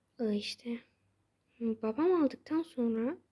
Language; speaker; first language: Turkish; early bilingual, heritage; Turkish